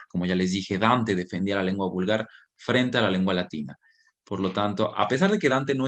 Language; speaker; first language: Spanish; native; Spanish